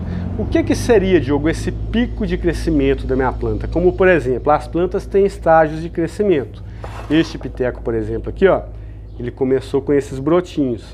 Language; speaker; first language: Portuguese; native; Portuguese